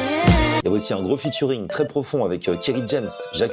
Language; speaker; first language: French; native; French